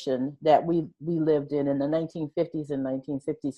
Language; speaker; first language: English; native; English